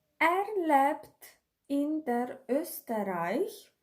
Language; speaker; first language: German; non-native, fluent; Ukrainian